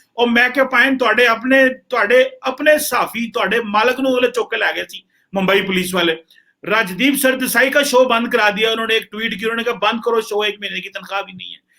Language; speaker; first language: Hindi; non-native, local second language; Punjabi